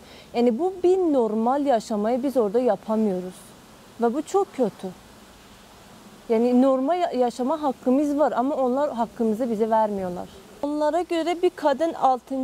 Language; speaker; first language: Turkish; non-native, fluent; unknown